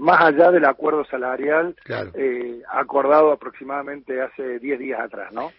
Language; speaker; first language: Spanish; native; Spanish